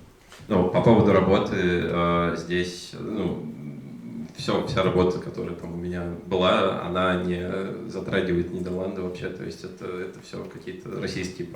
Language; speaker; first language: Russian; native; Russian